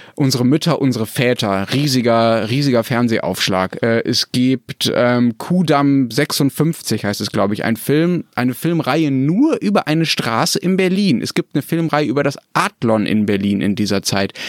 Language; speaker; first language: German; native; German